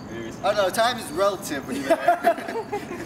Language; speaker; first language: English; native; English